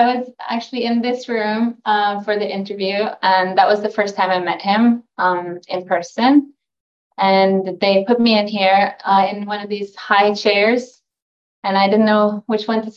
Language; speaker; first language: English; non-native, fluent; Norwegian